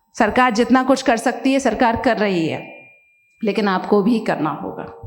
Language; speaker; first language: Hindi; native; Hindi